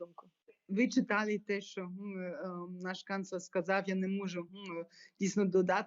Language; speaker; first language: Ukrainian; non-native, fluent; German